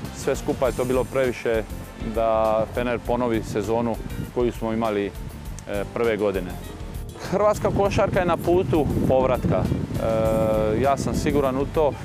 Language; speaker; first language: Croatian; native; Croatian